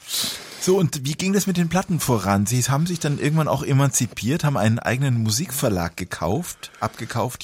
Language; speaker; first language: German; native; German